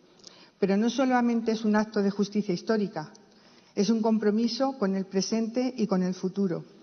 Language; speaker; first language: Spanish; native; Spanish